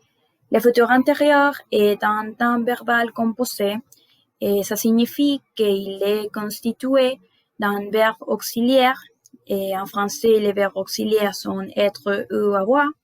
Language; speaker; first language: French; non-native, learner; Spanish